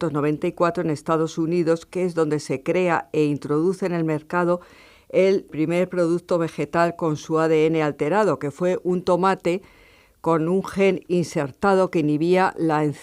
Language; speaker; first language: Spanish; native; Spanish